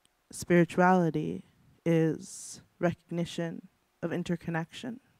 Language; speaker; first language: English; native; English